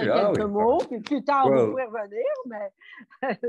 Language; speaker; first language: French; native; French